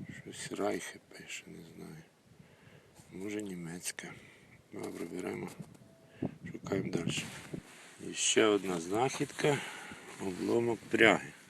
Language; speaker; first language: Ukrainian; native; Ukrainian